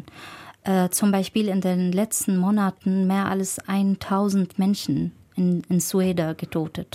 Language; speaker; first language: German; non-native, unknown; Arabic